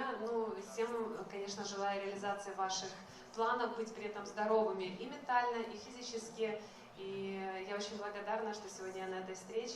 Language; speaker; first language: Russian; native; Russian